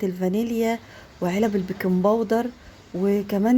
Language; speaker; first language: Arabic; native; Arabic